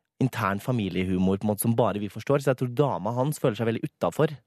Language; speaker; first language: Norwegian; native; Norwegian